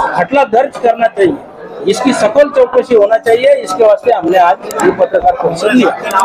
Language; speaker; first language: Hindi; non-native, local second language; Marathi